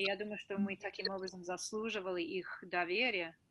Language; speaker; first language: Russian; non-native, fluent; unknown